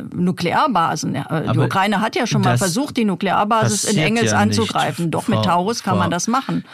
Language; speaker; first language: German; native; German